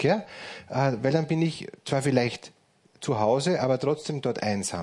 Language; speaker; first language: German; native; German